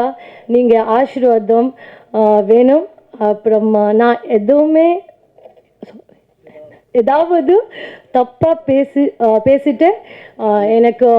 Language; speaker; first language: Tamil; non-native, learner; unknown